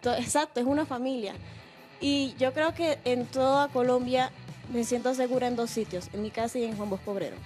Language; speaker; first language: Spanish; native; Spanish